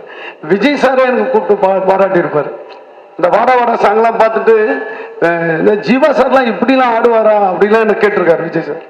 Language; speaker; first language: Tamil; native; Tamil